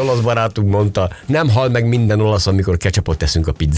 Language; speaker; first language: Hungarian; native; Hungarian